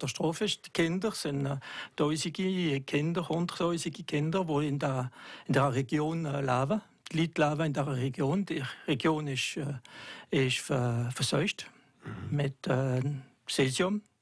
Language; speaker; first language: German; non-native, local second language; French